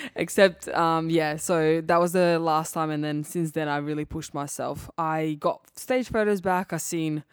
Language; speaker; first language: English; early bilingual, other home language; Serbian